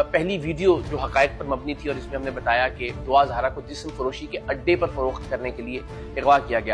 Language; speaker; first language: Urdu; native; Urdu